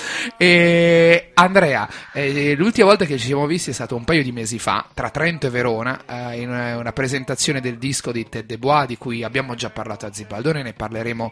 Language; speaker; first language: Italian; native; Italian